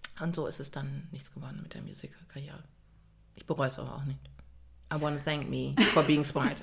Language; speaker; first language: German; native; German